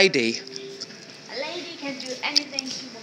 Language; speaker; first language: English; non-native, fluent; Chinese